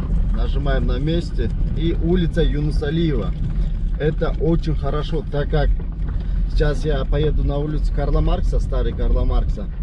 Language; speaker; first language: Russian; non-native, local second language; Kyrgyz